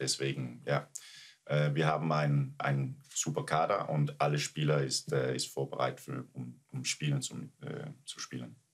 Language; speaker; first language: German; non-native, learner; Danish